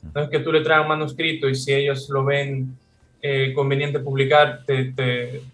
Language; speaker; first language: Spanish; non-native, fluent; Russian